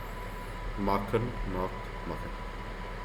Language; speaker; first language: German; non-native, fluent; Hindi